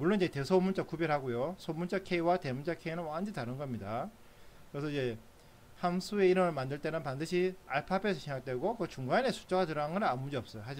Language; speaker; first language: Korean; native; Korean